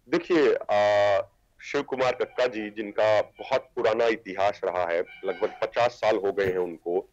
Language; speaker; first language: Hindi; native; Hindi